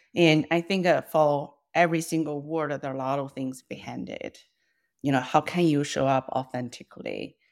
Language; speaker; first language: English; non-native, fluent; Chinese